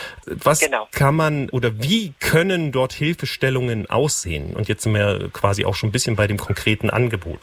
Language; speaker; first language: German; native; German